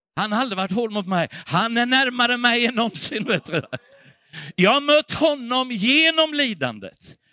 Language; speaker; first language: Swedish; native; Swedish